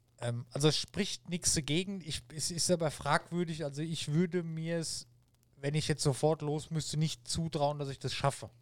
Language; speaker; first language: German; native; German